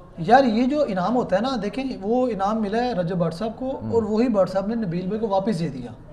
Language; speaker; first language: Urdu; non-native, local second language; Punjabi